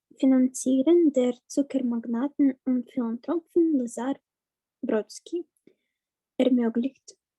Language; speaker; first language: German; non-native, learner; Ukrainian